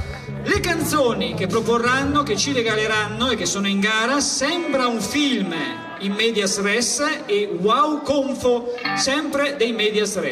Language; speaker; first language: Italian; native; Italian